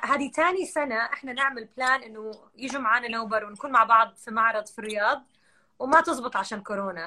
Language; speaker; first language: Arabic; native; Arabic